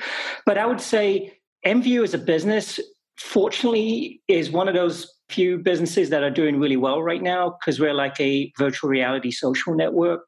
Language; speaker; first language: English; native; English